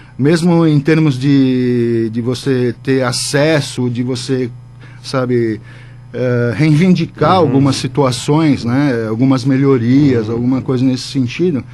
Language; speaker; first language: Portuguese; native; Portuguese